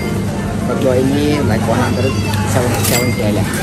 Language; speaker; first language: Indonesian; non-native, learner; Turkish